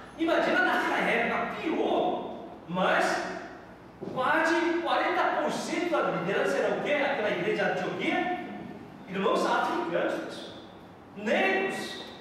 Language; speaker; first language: Portuguese; non-native, fluent; Korean